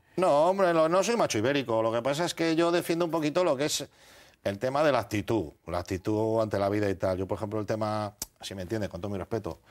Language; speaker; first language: Spanish; native; Spanish